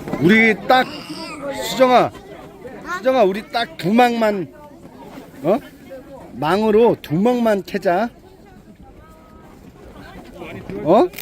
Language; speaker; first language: Korean; native; Korean